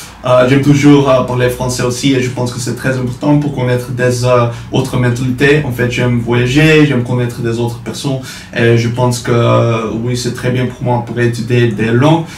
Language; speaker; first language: French; non-native, learner; Dutch